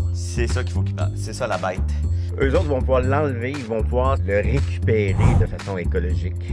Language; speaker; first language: French; native; French